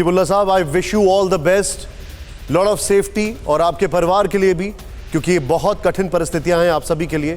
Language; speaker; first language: Hindi; native; Hindi